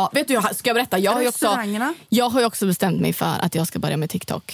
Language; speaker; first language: Swedish; native; Swedish